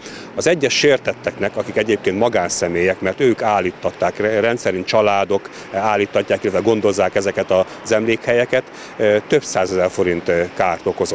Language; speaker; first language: Hungarian; native; Hungarian